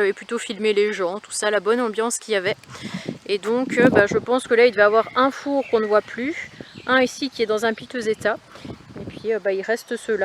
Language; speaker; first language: French; native; French